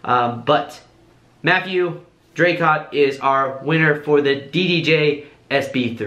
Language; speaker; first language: English; native; English